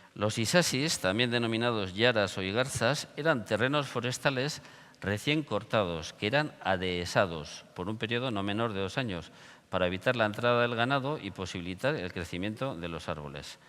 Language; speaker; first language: Spanish; native; Spanish